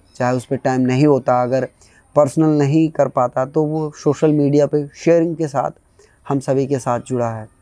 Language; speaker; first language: Hindi; non-native, local second language; Bhojpuri